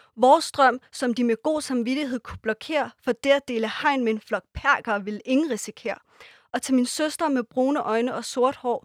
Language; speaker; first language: Danish; early bilingual, other home language; Persian